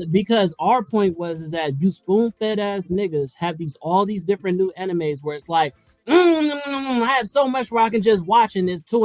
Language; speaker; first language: English; native; English